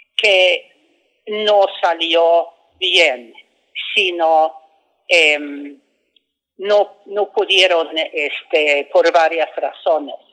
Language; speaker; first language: Spanish; non-native, fluent; Swedish